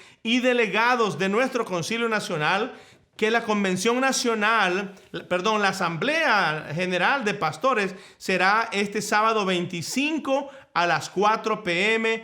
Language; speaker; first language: Spanish; native; Spanish